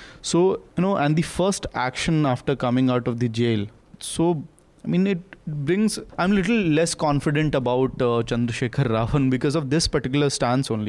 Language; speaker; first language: English; non-native, local second language; Hindi